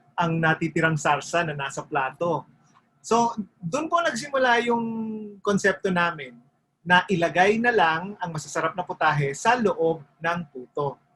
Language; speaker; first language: Filipino; native; Filipino